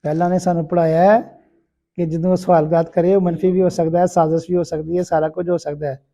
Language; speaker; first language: Urdu; non-native, local second language; Punjabi